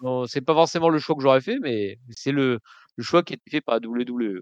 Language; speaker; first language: French; native; French